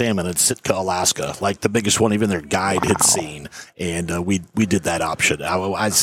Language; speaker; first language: English; native; English